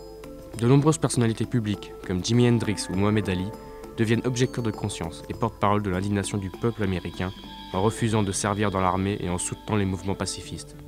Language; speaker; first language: French; native; French